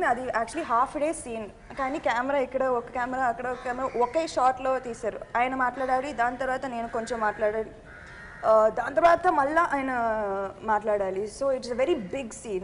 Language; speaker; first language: Telugu; non-native, fluent; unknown